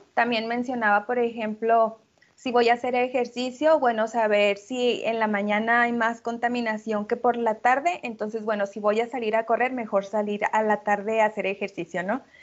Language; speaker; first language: Spanish; native; Spanish